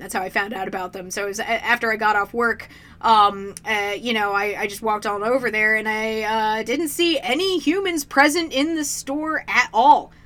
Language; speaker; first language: English; native; English